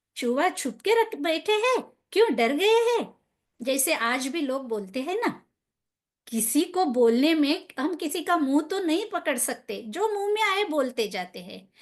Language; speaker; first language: Hindi; non-native, local second language; Marathi